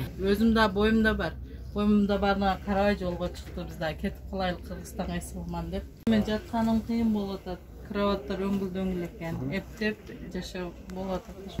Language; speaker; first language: Kyrgyz; native; Kyrgyz